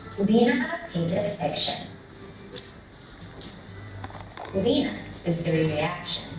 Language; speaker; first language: English; non-native, learner; Indonesian